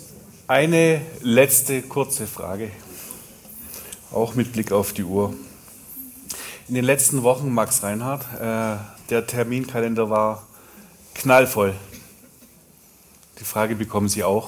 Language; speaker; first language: German; native; German